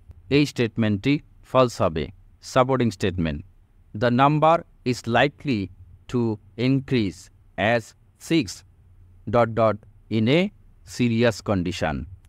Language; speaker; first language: English; non-native, local second language; Bangla